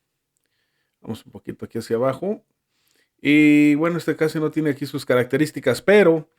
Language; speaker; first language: Spanish; native; Spanish